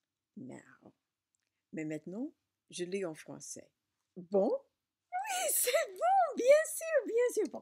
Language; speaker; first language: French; non-native, learner; English